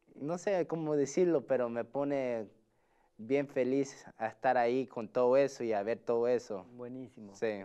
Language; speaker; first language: Spanish; early bilingual, heritage; Spanish